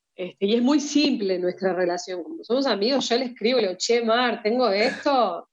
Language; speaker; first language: Spanish; early bilingual, heritage; Spanish